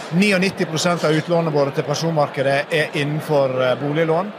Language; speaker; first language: Norwegian; native; Norwegian